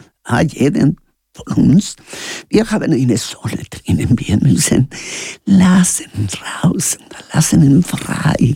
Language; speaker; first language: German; non-native, learner; Spanish